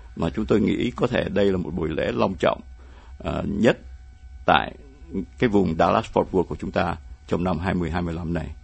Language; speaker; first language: Vietnamese; native; Vietnamese